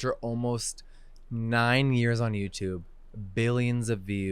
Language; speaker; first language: English; native; English